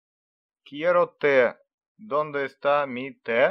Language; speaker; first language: Spanish; non-native, learner; Russian